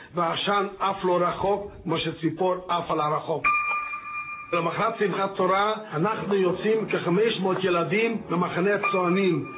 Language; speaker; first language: Hebrew; non-native, fluent; Hungarian